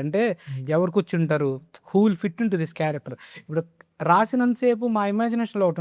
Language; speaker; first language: Telugu; native; Telugu